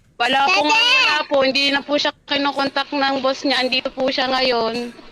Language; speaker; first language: Filipino; native; Filipino